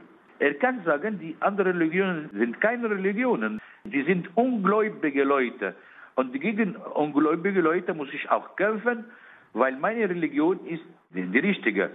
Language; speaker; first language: German; non-native, learner; Arabic